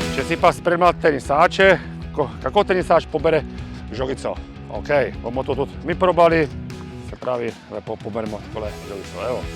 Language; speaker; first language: Slovenian; non-native, fluent; Czech